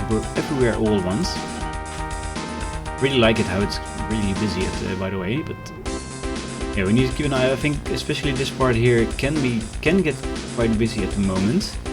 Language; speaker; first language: English; non-native, fluent; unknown